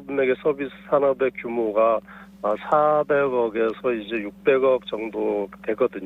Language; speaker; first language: Korean; native; Korean